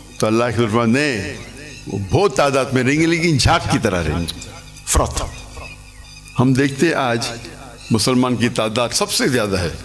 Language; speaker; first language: Urdu; non-native, local second language; English